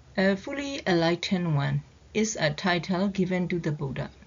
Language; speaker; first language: English; non-native, fluent; Burmese